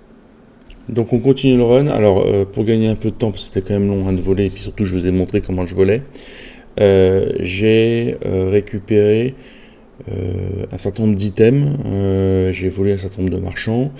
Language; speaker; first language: French; native; French